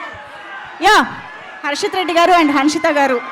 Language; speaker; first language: Telugu; native; Telugu